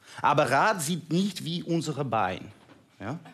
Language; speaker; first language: German; non-native, fluent; Russian